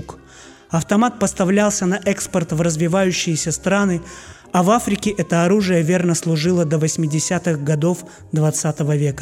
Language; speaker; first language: Russian; native; Russian